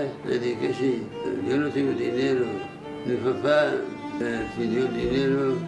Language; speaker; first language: Spanish; non-native, learner; Arabic